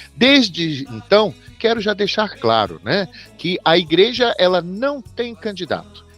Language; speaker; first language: Portuguese; native; Portuguese